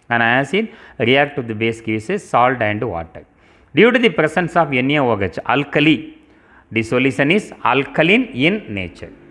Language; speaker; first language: English; non-native, local second language; Tamil